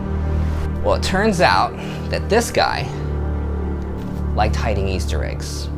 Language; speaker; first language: English; native; English